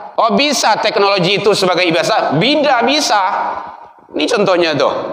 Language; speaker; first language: Malay; non-native, local second language; Minangkabau